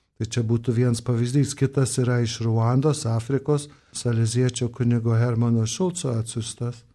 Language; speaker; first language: Lithuanian; early bilingual, heritage; Lithuanian